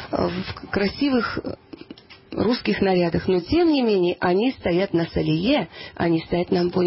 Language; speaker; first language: Russian; native; Russian